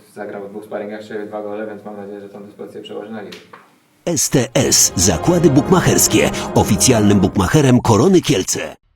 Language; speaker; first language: Polish; native; Polish